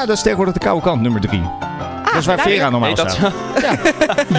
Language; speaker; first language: Dutch; native; Dutch